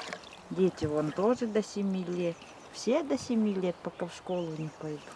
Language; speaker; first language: Russian; native; Russian